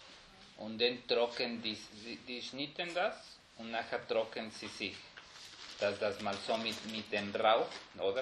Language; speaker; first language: German; non-native, fluent; Spanish